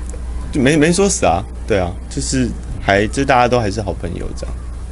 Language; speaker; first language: Chinese; native; Chinese